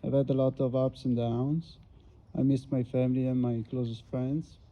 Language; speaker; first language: English; non-native, fluent; Italian